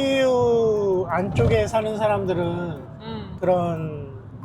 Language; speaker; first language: Korean; native; Korean